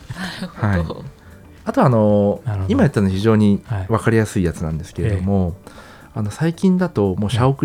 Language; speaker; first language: Japanese; native; Japanese